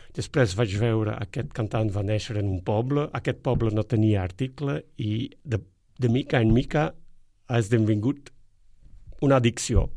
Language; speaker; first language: Catalan; non-native, fluent; Dutch